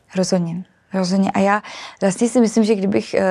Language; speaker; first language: Czech; native; Czech